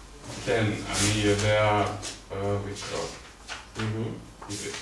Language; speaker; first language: Hebrew; non-native, learner; Serbian